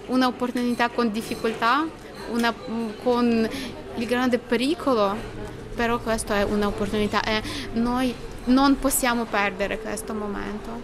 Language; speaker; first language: Italian; non-native, learner; Ukrainian